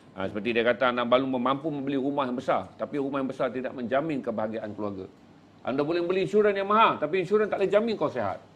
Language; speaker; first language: Malay; native; Malay